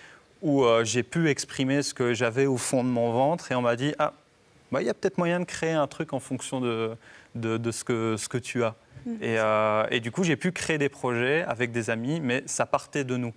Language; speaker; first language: French; native; French